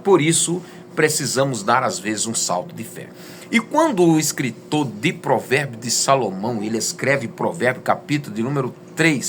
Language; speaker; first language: Portuguese; native; Portuguese